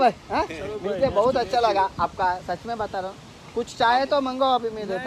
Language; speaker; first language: Hindi; non-native, local second language; Telugu